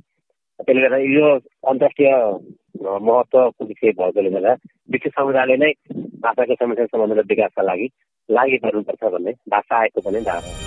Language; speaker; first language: Nepali; native; Nepali